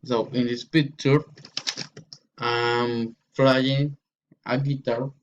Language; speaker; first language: English; non-native, learner; Spanish